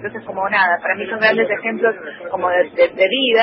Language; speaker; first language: Spanish; early bilingual, other home language; Korean